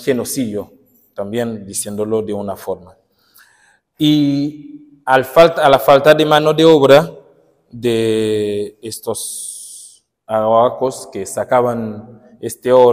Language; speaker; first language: Spanish; non-native, fluent; Haitian Creole